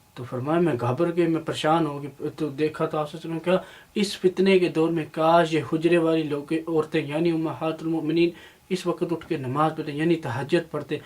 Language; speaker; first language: Urdu; non-native, local second language; Punjabi